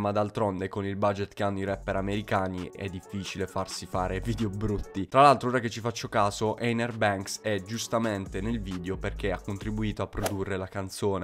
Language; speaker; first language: Italian; native; Italian